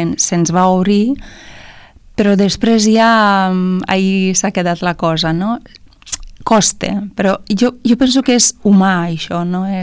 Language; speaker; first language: Catalan; non-native, fluent; Romanian